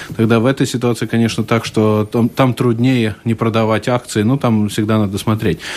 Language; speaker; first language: Russian; non-native, local second language; Latvian